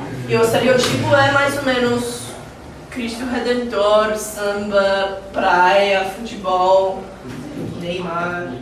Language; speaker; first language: Portuguese; non-native, fluent; English